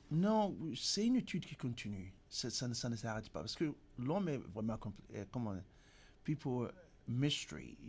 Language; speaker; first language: French; native; French